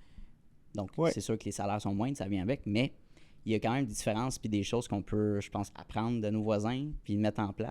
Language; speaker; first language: French; native; French